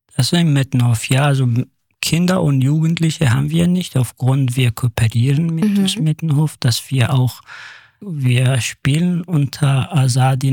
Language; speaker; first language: German; non-native, fluent; Kurdish